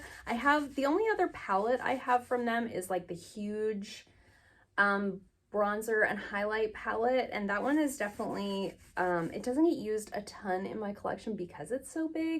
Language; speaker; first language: English; native; English